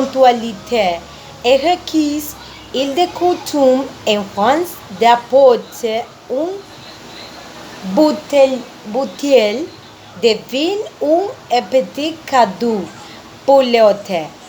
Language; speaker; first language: French; non-native, learner; Spanish